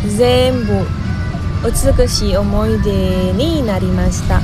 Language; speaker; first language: Japanese; non-native, learner; Indonesian